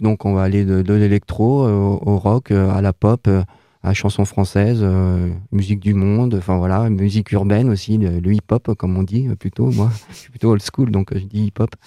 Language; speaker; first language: French; native; French